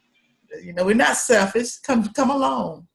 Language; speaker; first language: English; native; English